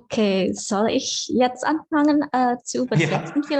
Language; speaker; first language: German; non-native, fluent; Indonesian